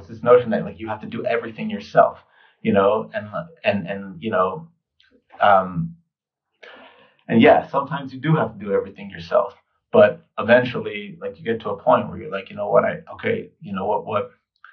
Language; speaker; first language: English; native; English